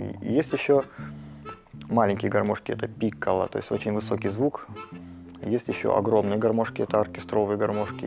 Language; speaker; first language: Russian; native; Russian